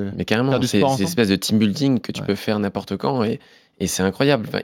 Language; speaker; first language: French; native; French